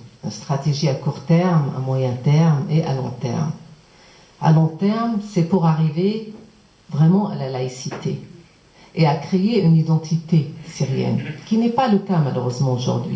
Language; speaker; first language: French; non-native, fluent; Arabic